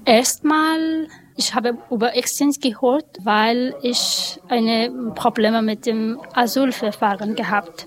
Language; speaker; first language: German; non-native, learner; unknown